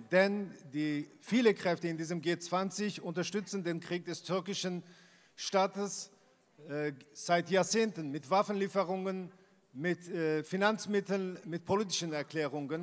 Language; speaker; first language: German; non-native, fluent; Kurdish